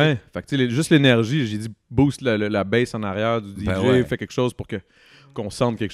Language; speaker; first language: French; native; French